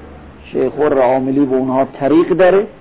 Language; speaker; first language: Persian; native; Persian